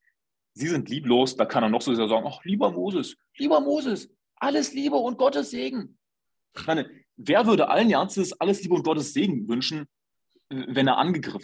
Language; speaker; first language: German; native; German